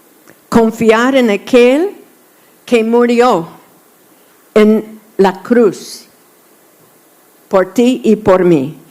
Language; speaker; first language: Spanish; non-native, fluent; English